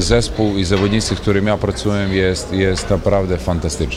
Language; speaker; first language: Polish; non-native, fluent; Serbian